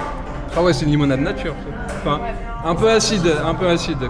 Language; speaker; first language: French; native; French